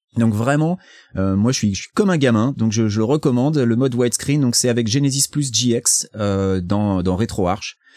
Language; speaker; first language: French; native; French